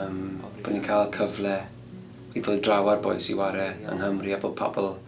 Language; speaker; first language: Welsh; native; Welsh